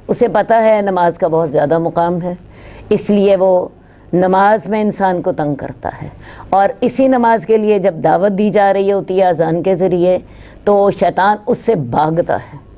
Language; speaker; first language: Urdu; non-native, local second language; Punjabi